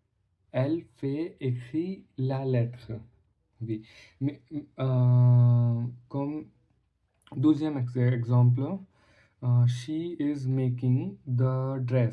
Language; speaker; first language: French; non-native, learner; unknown